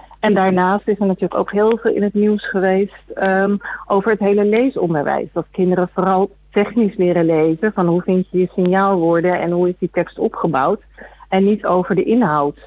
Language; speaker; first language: Dutch; native; Dutch